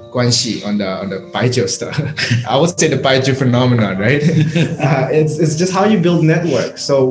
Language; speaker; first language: English; non-native, fluent; Indonesian